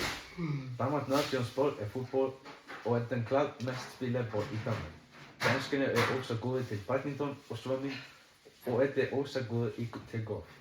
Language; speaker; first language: Danish; non-native, learner; Icelandic